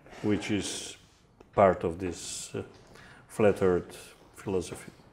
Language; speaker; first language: English; non-native, learner; Macedonian